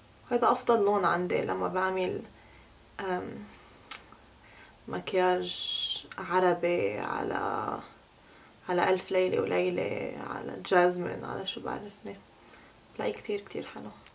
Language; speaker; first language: Arabic; early bilingual, heritage; Arabic